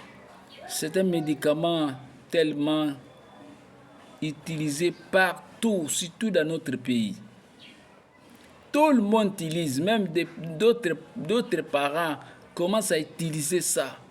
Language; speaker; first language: French; non-native, local second language; Lingala